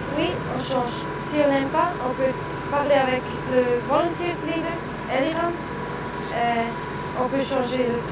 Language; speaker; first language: French; non-native, learner; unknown